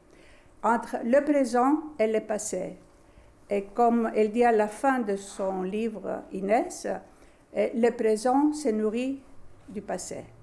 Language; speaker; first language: French; non-native, fluent; Greek